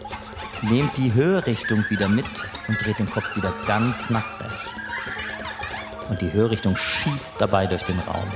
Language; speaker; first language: German; native; German